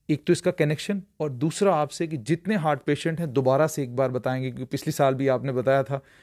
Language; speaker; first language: Hindi; native; Hindi